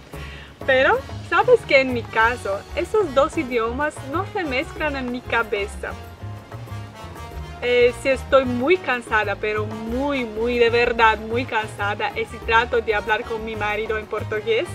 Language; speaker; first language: Spanish; non-native, fluent; Russian